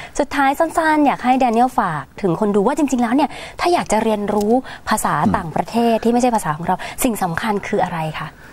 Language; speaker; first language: Thai; native; Thai